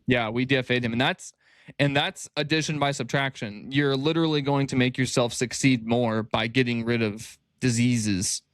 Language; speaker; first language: English; native; English